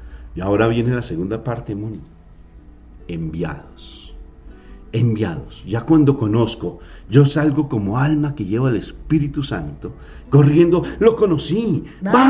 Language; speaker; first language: Spanish; native; Spanish